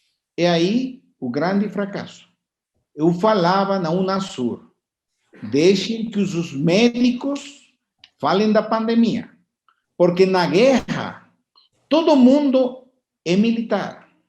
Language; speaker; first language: Portuguese; non-native, fluent; Spanish